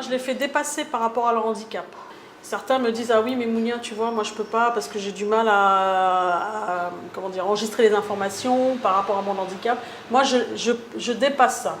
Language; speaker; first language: French; native; French